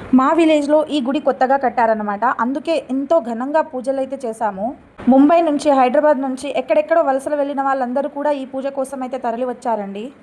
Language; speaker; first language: Telugu; non-native, local second language; Lambadi